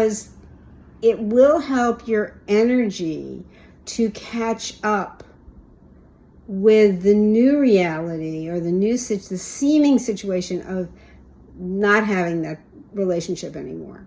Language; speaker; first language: English; native; English